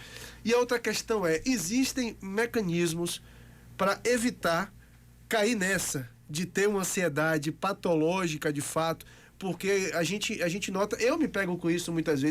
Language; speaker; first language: Portuguese; native; Portuguese